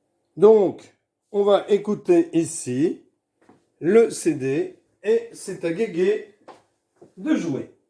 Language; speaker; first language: French; native; French